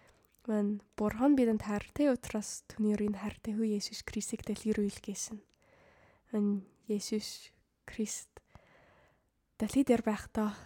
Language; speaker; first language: Mongolian; non-native, fluent; English